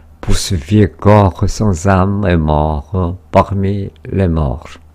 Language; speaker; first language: French; non-native, fluent; Korean